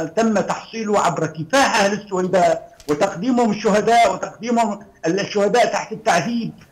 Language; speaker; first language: Arabic; native; Arabic